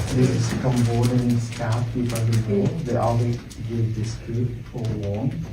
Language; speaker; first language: English; non-native, learner; Khmer